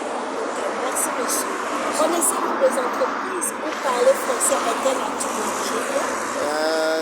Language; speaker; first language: French; non-native, fluent; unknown